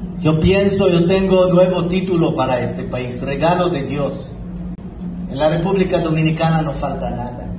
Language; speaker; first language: Spanish; non-native, fluent; Hebrew